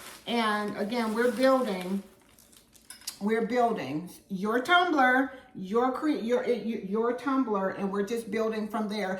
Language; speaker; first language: English; native; English